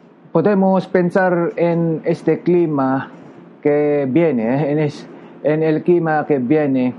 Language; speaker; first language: Spanish; non-native, local second language; Filipino